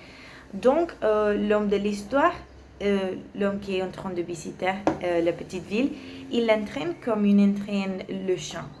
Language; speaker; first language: French; non-native, learner; Spanish